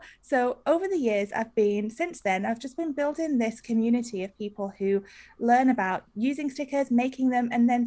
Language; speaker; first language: English; native; English